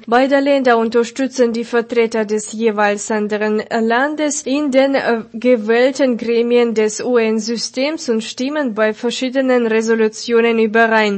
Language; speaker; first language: German; non-native, fluent; Russian